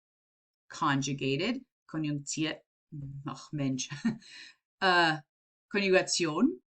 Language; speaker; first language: German; non-native, fluent; English